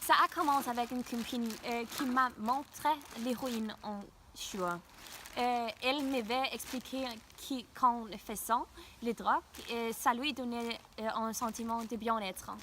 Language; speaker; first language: French; non-native, learner; Danish